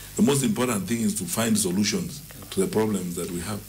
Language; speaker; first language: English; non-native, local second language; Swahili